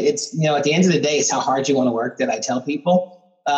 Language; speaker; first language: English; native; English